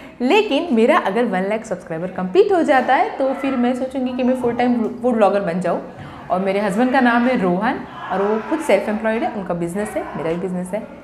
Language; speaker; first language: Hindi; non-native, local second language; Marathi